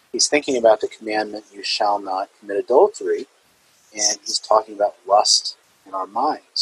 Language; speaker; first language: English; native; English